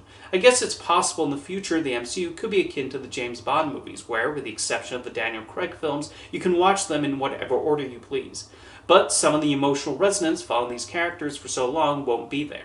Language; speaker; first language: English; native; English